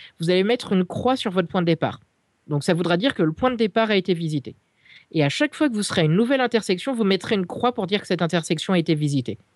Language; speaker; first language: French; native; French